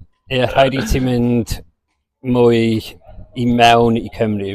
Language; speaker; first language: Welsh; non-native, local second language; English